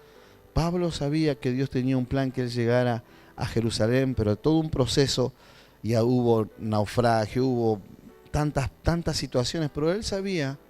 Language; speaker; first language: Spanish; native; Spanish